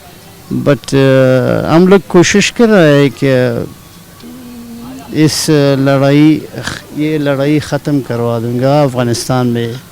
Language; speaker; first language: Hindi; non-native, learner; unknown